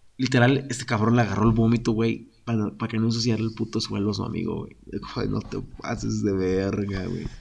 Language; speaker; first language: Spanish; native; Spanish